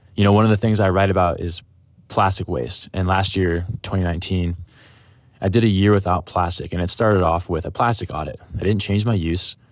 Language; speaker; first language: English; native; English